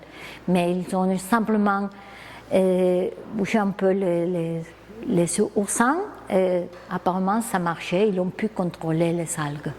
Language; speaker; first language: French; non-native, fluent; Spanish